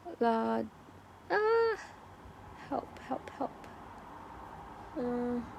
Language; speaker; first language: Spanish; non-native, learner; Chinese